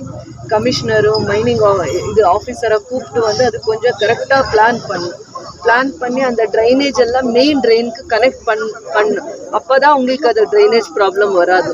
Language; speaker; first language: Tamil; non-native, local second language; Kannada